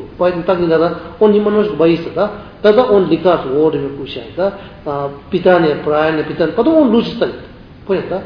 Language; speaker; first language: Russian; non-native, learner; Tibetan